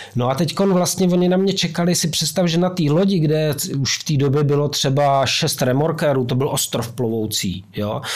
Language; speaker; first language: Czech; native; Czech